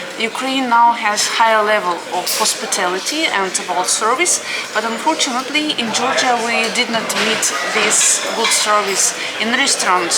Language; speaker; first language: English; non-native, fluent; Russian